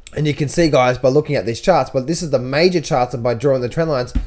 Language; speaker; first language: English; native; English